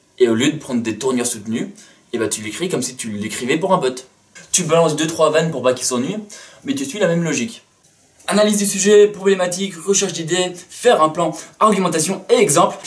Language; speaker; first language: French; native; French